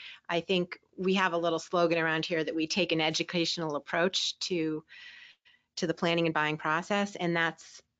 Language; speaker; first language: English; native; English